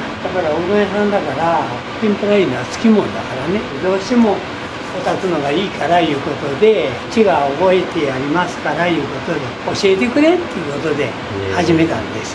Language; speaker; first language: Japanese; native; Japanese